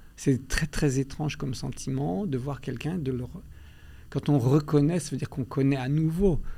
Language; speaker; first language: French; native; French